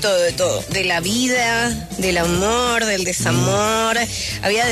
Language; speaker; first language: Spanish; native; Spanish